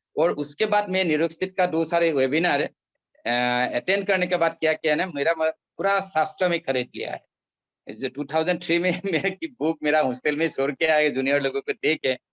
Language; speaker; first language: Hindi; non-native, local second language; Assamese